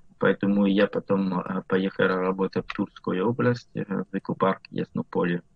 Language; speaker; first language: Russian; non-native, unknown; French